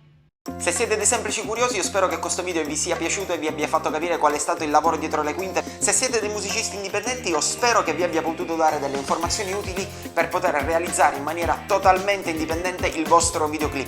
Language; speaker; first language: Italian; native; Italian